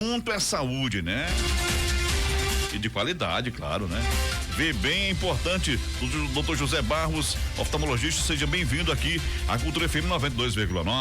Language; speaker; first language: Portuguese; native; Portuguese